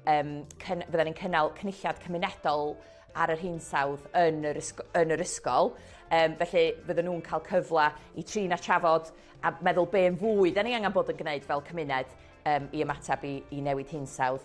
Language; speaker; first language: Welsh; native; Welsh